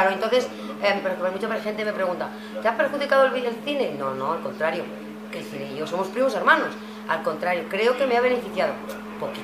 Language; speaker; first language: Spanish; native; Spanish